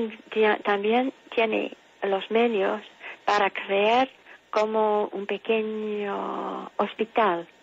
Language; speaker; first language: Spanish; non-native, fluent; English